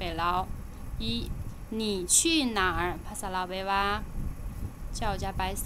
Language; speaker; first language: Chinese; non-native, fluent; Lao